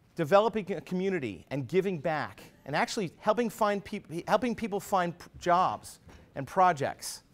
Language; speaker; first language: English; native; English